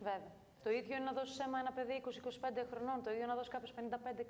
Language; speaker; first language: Greek; native; Greek